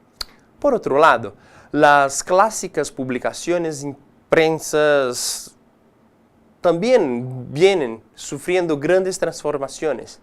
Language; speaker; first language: Spanish; non-native, fluent; Portuguese